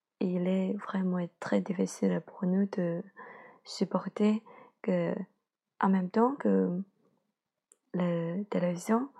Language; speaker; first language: French; non-native, learner; Chinese